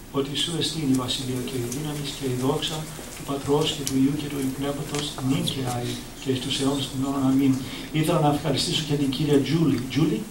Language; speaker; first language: Greek; early bilingual, heritage; Greek